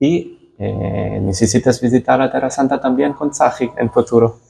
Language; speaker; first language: Spanish; non-native, learner; Hebrew